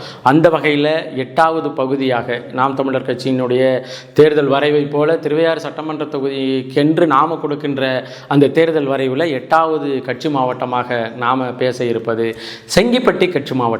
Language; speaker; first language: Tamil; native; Tamil